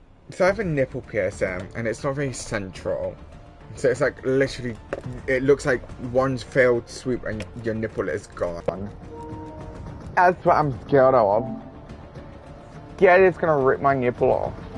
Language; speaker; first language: English; native; English